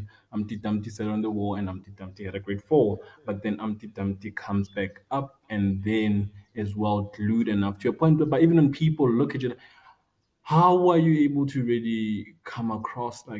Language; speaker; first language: English; non-native, local second language; Tswana